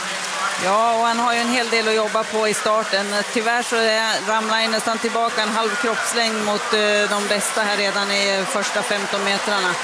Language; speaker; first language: Swedish; native; Swedish